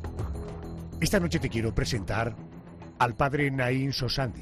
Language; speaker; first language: Spanish; native; Spanish